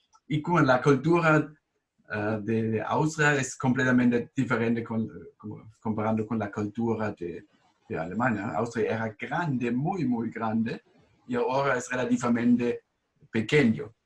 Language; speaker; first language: Spanish; non-native, fluent; German